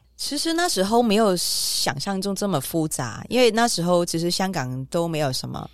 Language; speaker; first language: Chinese; non-native, local second language; Cantonese